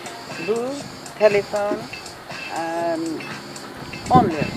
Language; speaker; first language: Turkish; non-native, learner; English